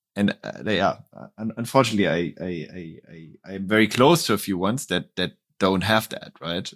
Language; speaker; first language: English; non-native, fluent; German